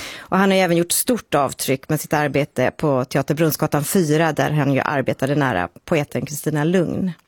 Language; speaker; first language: Swedish; native; Swedish